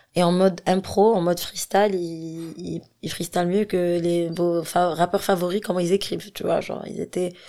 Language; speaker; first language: French; non-native, local second language; Arabic